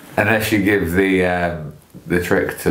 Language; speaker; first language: English; native; English